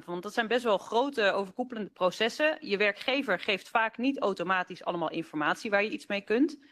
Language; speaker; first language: Dutch; native; Dutch